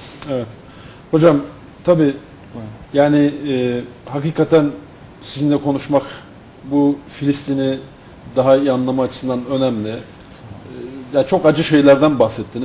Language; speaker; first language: Turkish; native; Turkish